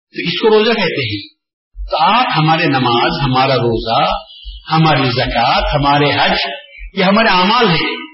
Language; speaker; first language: Urdu; native; Urdu